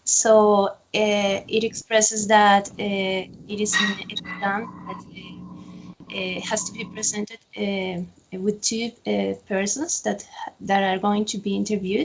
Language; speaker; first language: English; non-native, fluent; Spanish